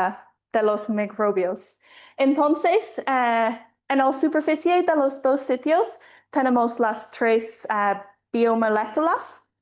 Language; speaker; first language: Spanish; non-native, fluent; English